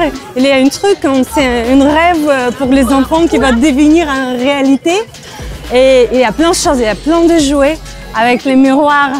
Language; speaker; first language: French; non-native, learner; Russian